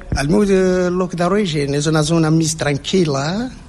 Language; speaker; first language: Catalan; non-native, learner; Central Atlas Tamazight